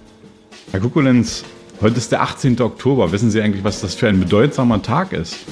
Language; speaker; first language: German; native; German